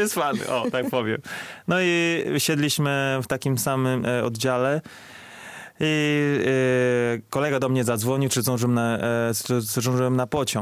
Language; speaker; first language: Polish; non-native, fluent; Chinese